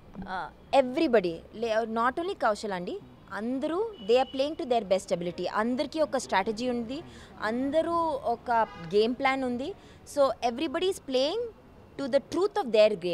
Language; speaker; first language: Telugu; non-native, learner; Malayalam